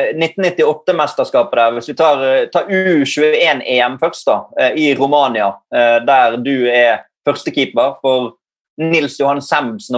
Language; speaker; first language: Norwegian; native; Norwegian